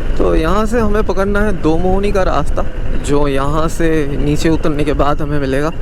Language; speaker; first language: Hindi; non-native, local second language; Bangla